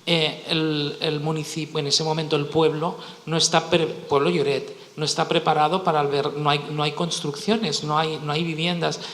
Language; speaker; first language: Spanish; native; Spanish